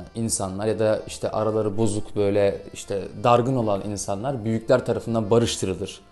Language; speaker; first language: Turkish; non-native, fluent; Russian